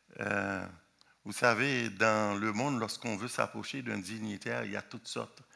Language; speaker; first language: French; non-native, local second language; Haitian Creole